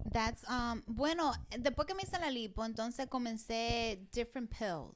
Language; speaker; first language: Spanish; early bilingual, heritage; Spanish